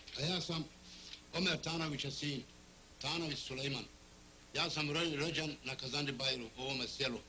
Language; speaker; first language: Bosnian; early bilingual, heritage; Bosnian